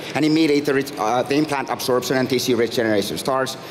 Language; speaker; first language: English; non-native, fluent; Finnish